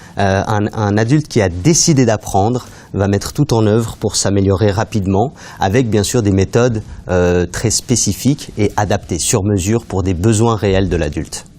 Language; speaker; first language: French; native; French